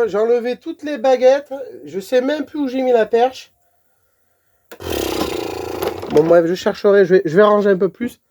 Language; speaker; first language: French; native; French